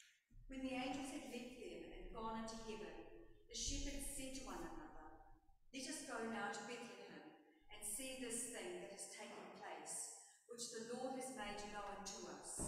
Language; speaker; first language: English; native; English